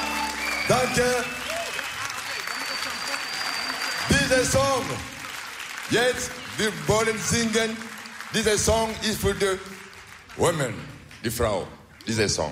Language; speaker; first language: English; non-native, learner; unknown